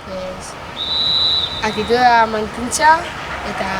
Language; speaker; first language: Basque; non-native, local second language; Spanish